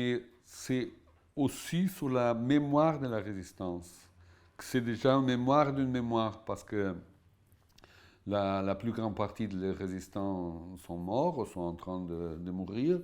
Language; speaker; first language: French; non-native, fluent; Portuguese